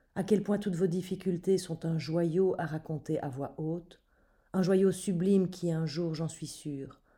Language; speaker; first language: French; native; French